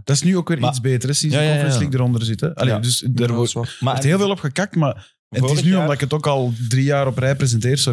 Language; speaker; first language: Dutch; native; Dutch